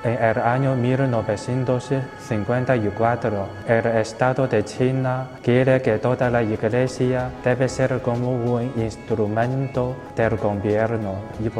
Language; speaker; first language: Spanish; non-native, learner; Chinese